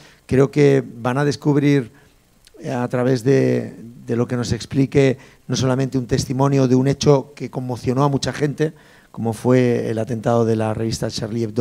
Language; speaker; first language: Spanish; native; Spanish